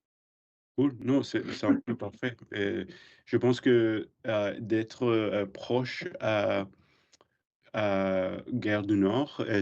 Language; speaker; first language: French; non-native, learner; English